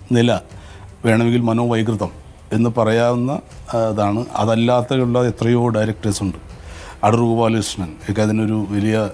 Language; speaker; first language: Malayalam; native; Malayalam